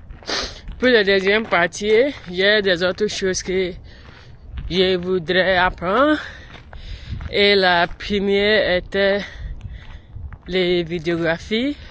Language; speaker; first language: French; non-native, learner; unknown